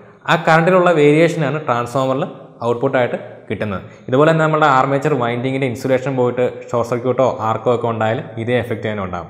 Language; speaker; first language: Malayalam; native; Malayalam